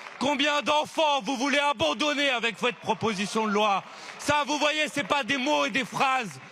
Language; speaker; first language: French; native; French